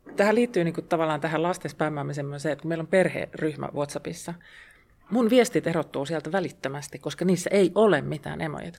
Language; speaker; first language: Finnish; native; Finnish